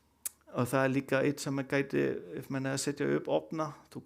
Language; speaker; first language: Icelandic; non-native, learner; Danish